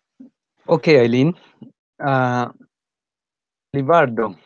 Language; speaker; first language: English; non-native, fluent; Spanish